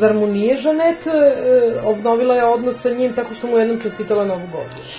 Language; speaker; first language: Serbian; native; Serbian